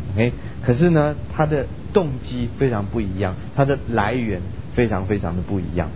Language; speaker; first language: Chinese; early bilingual, other home language; Min Nan Chinese